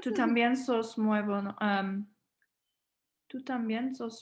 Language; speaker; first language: Spanish; non-native, learner; English